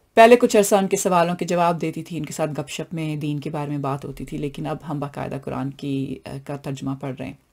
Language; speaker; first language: Urdu; non-native, local second language; Punjabi